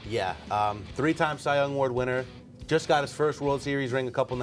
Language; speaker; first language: English; native; English